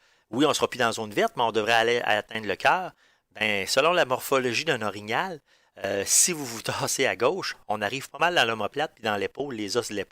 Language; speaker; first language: French; native; French